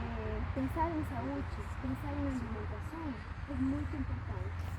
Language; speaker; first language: Portuguese; non-native, fluent; Spanish